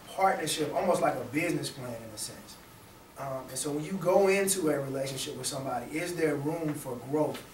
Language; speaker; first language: English; native; English